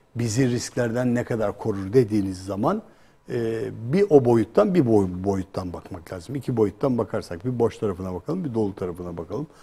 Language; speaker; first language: Turkish; native; Turkish